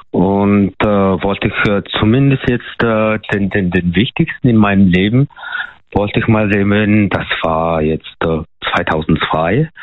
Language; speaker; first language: German; non-native, fluent; Mongolian